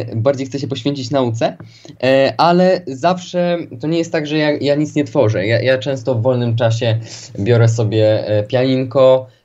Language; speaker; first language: Polish; native; Polish